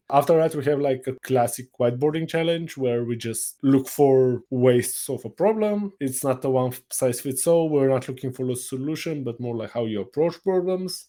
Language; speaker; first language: English; non-native, fluent; Bulgarian